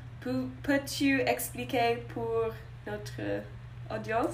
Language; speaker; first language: French; non-native, learner; English